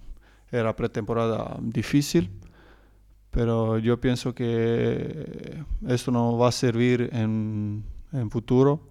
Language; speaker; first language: Spanish; non-native, learner; Croatian